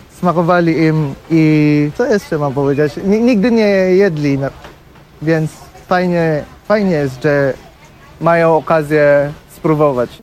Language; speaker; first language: Polish; non-native, fluent; Filipino